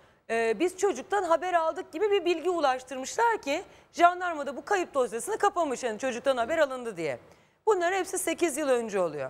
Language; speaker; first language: Turkish; native; Turkish